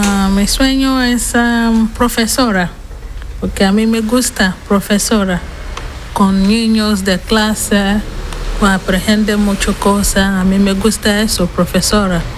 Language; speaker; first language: Spanish; non-native, learner; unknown